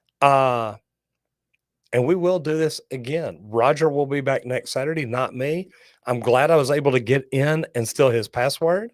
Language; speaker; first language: English; native; English